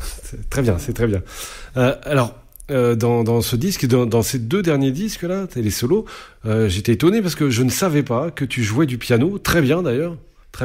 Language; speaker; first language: French; native; French